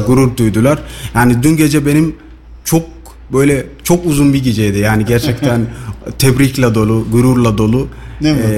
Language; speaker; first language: Turkish; non-native, fluent; Somali